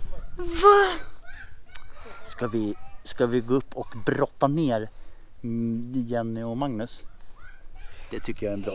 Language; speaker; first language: Swedish; native; Swedish